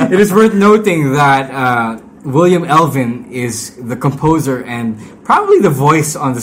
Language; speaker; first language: English; non-native, local second language; Filipino